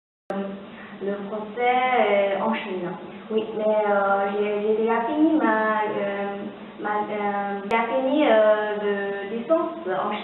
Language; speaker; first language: French; non-native, learner; Chinese